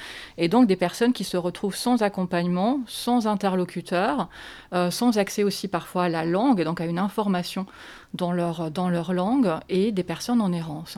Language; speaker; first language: French; native; French